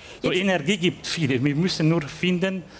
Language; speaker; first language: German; non-native, learner; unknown